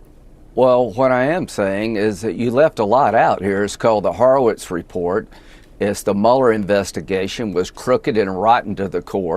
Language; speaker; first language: English; native; English